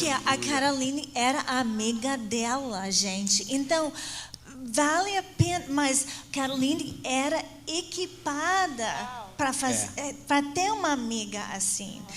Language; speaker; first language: Portuguese; non-native, fluent; English